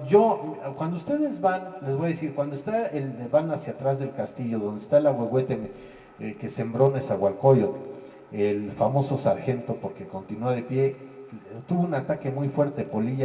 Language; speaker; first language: Spanish; native; Spanish